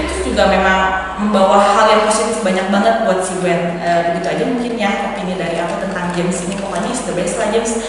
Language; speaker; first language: Indonesian; native; Indonesian